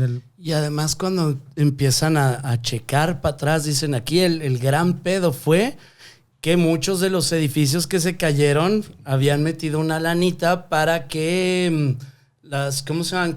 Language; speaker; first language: Spanish; native; Spanish